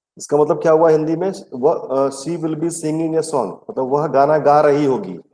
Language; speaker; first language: Hindi; native; Hindi